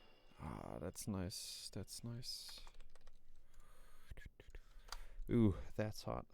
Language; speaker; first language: English; non-native, fluent; German